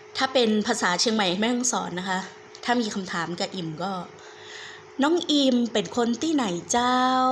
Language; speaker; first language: Thai; native; Thai